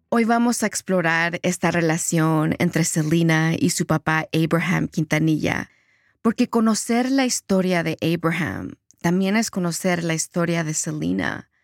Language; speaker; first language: Spanish; early bilingual, heritage; Spanish